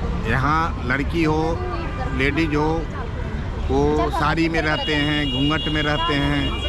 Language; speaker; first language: Hindi; native; Hindi